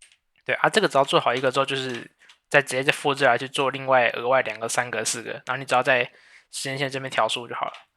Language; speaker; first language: Chinese; native; Chinese